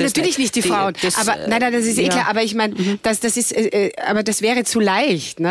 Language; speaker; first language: German; native; German